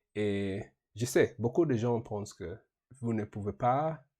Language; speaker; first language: French; non-native, learner; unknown